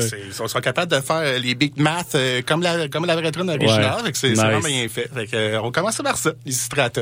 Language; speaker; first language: French; native; French